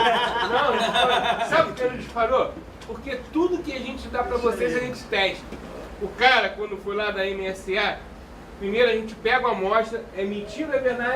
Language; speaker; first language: Portuguese; native; Portuguese